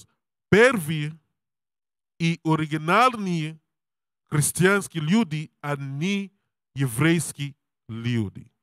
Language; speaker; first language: Russian; non-native, learner; English